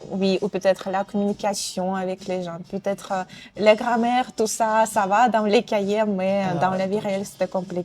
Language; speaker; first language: French; non-native, fluent; Russian